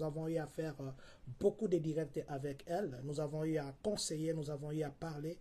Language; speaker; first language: French; non-native, local second language; Lingala